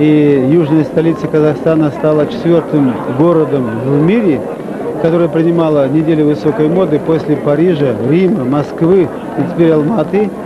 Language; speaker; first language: Russian; native; Russian